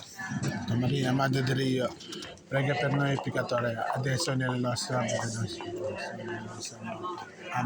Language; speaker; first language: Italian; non-native, learner; Filipino